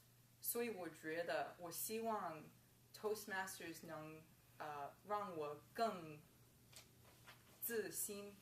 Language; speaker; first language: Chinese; non-native, learner; English